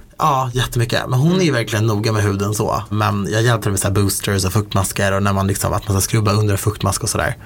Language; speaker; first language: Swedish; early bilingual, other home language; Persian